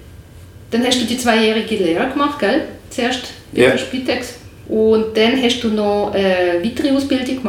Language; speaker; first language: German; native; German